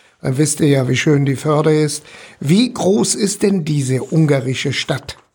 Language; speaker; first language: German; native; German